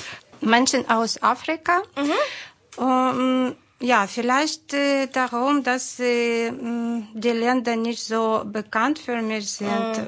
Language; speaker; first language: German; non-native, fluent; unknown